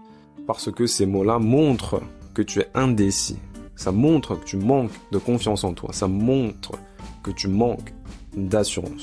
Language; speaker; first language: French; native; French